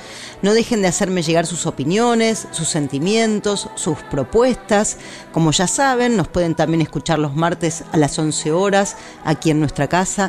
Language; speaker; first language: Spanish; native; Spanish